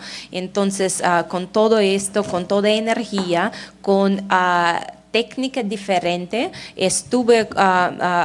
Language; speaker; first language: Spanish; non-native, fluent; Russian